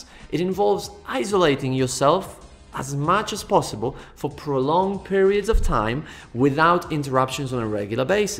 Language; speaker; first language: English; non-native, fluent; Polish